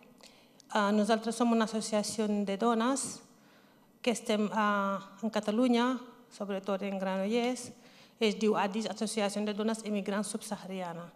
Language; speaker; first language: Catalan; non-native, learner; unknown